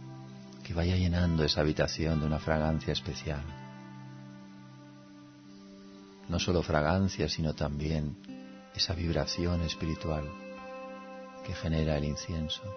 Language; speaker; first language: Spanish; native; Spanish